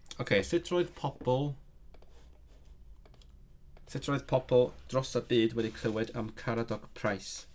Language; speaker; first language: Welsh; non-native, learner; Cantonese